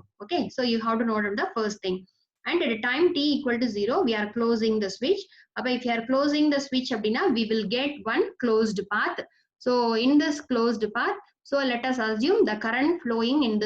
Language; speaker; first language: English; non-native, local second language; Tamil